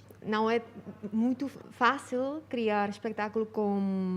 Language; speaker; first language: Portuguese; non-native, fluent; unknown